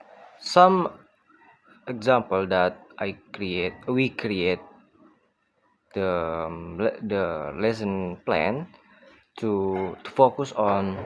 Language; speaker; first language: English; non-native, learner; Indonesian